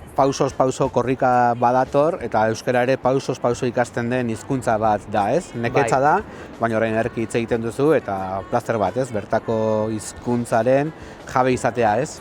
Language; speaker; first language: Basque; native; Basque